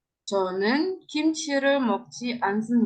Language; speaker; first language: Korean; non-native, learner; Indonesian